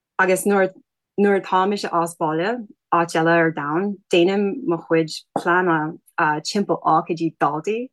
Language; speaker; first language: Irish; non-native, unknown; English